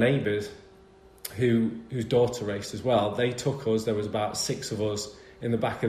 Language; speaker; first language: English; native; English